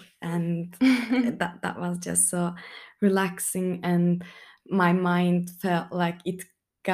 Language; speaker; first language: English; non-native, fluent; Turkish